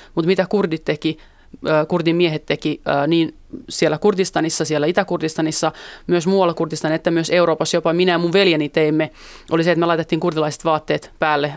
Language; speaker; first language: Finnish; early bilingual, other home language; Kurdish